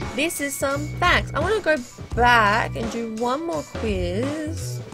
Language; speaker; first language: English; native; English